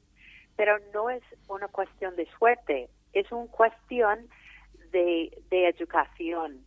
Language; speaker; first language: Spanish; non-native, fluent; English